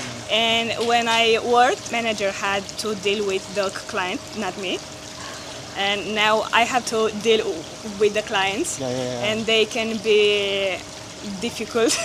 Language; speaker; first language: English; non-native, fluent; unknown